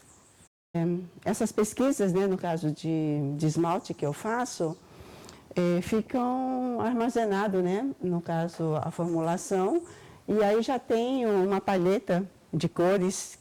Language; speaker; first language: Portuguese; early bilingual, other home language; Cantonese